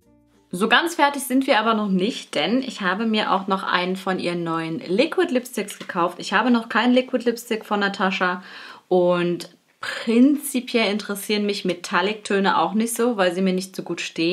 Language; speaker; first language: German; native; German